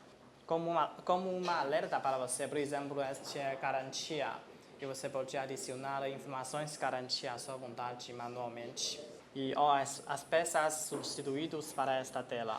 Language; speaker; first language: Portuguese; non-native, fluent; Chinese